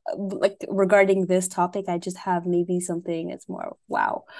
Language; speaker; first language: English; native; English